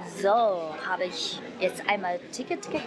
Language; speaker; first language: German; non-native, learner; Japanese